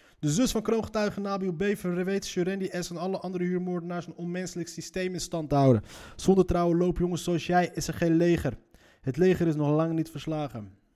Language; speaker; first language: Dutch; early bilingual, other home language; Riffian